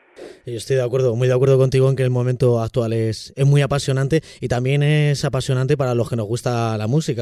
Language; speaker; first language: Spanish; native; Spanish